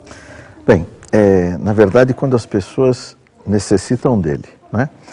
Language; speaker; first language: Portuguese; native; Portuguese